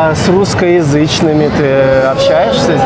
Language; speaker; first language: Russian; native; Russian